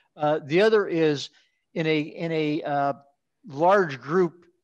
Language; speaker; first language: English; native; English